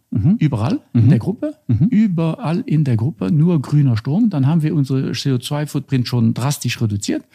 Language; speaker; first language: German; non-native, local second language; Luxembourgish